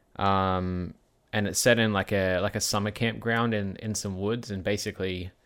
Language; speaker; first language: English; native; English